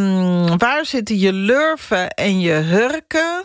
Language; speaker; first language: Dutch; native; Dutch